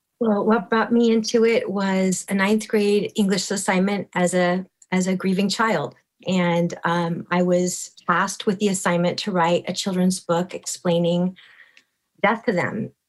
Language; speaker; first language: English; native; English